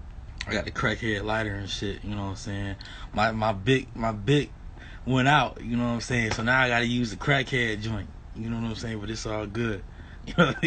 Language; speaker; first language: English; native; English